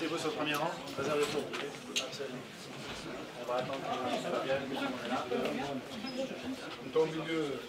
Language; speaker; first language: French; native; French